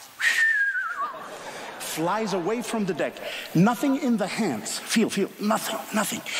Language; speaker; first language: English; non-native, fluent; Finnish